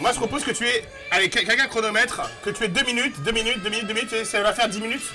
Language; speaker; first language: French; native; French